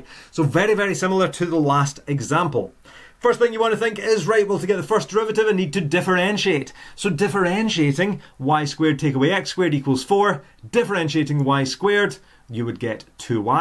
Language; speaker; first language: English; native; English